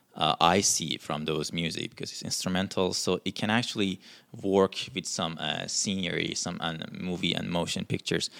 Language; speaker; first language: English; non-native, fluent; Persian